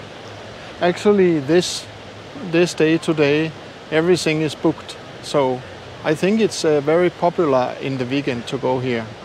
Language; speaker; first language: English; non-native, learner; Swedish